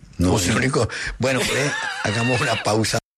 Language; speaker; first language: Spanish; native; Spanish